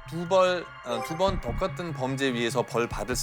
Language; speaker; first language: Korean; non-native, fluent; German